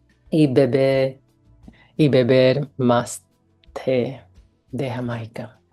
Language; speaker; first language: Spanish; non-native, learner; English